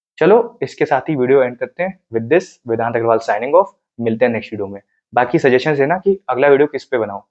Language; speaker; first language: Hindi; native; Hindi